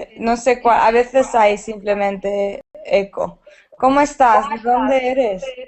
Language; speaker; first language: Spanish; native; Spanish